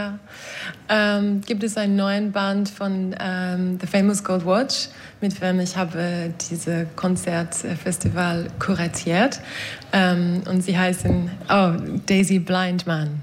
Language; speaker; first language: German; non-native, learner; English